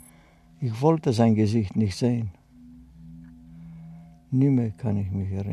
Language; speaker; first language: German; non-native, fluent; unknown